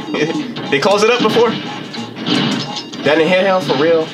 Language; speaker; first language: English; native; English